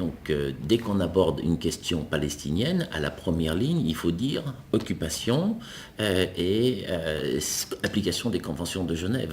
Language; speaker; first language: French; native; French